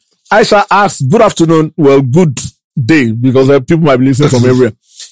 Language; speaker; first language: English; non-native, local second language; Yoruba